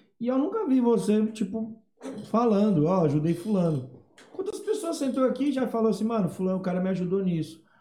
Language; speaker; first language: Portuguese; native; Portuguese